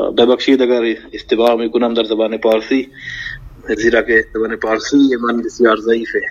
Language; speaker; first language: Persian; non-native, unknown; Hindi